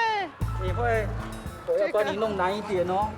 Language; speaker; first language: Chinese; native; Chinese